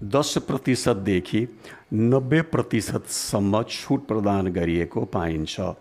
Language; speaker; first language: Nepali; non-native, local second language; Bhojpuri